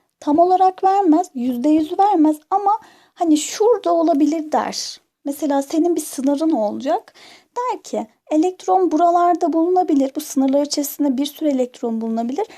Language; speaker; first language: Turkish; native; Turkish